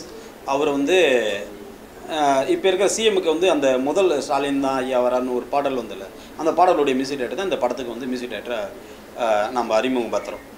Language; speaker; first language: Tamil; native; Tamil